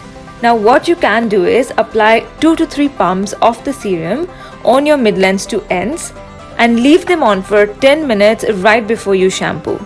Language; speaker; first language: English; non-native, local second language; Hindi